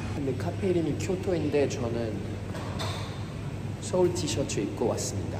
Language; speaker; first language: Korean; non-native, fluent; French